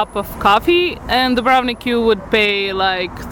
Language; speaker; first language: English; non-native, fluent; Croatian